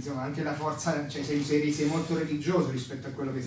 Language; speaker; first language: Italian; native; Italian